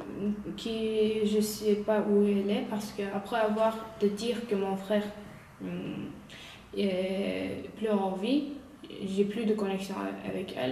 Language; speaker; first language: French; non-native, learner; Uyghur